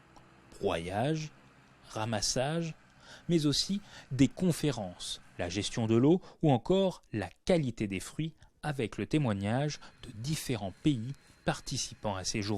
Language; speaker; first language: French; native; French